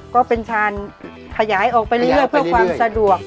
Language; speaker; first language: Thai; non-native, local second language; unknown